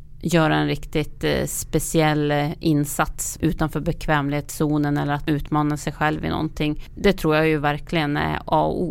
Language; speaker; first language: Swedish; native; Swedish